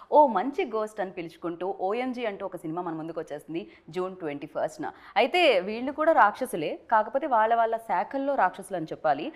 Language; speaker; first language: Telugu; native; Telugu